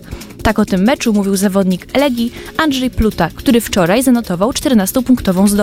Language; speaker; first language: Polish; native; Polish